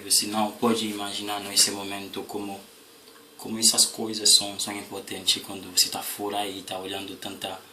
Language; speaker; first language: Portuguese; non-native, learner; Haitian Creole